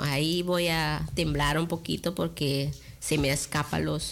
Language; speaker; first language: Spanish; non-native, fluent; Papiamento